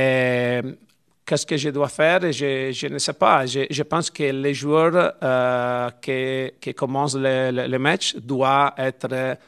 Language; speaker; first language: French; non-native, learner; Italian